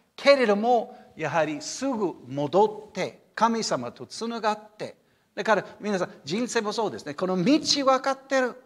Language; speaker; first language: Japanese; non-native, fluent; English